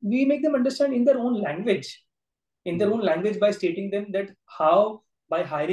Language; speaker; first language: English; non-native, local second language; Gujarati